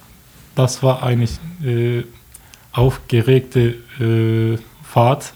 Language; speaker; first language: German; non-native, learner; Turkish